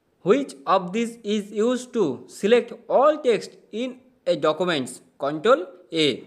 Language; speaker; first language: English; non-native, local second language; Bangla